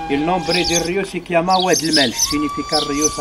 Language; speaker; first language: Spanish; non-native, learner; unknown